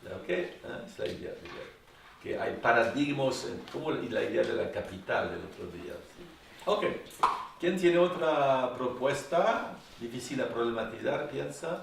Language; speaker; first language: Spanish; non-native, fluent; French